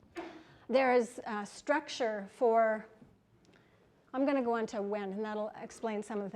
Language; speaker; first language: English; native; English